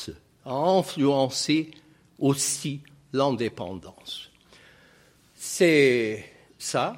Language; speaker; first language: French; non-native, fluent; Portuguese